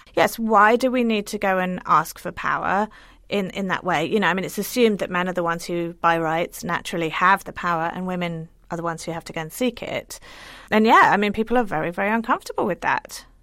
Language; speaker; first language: English; native; English